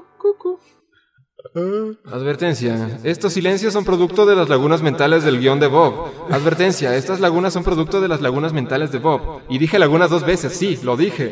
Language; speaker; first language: Spanish; native; Spanish